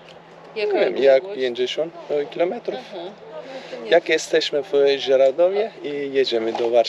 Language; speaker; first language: Polish; non-native, learner; Turkish